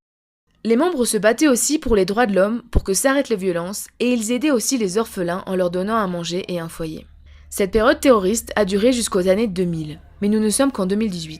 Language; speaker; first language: French; native; French